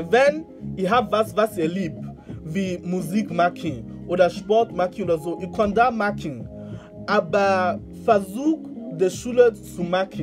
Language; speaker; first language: German; non-native, learner; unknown